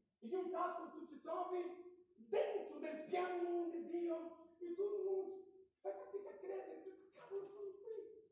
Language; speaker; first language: Italian; non-native, fluent; Portuguese